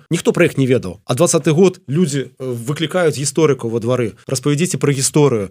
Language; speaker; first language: Belarusian; non-native, local second language; Russian